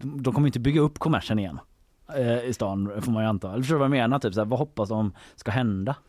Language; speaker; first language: Swedish; native; Swedish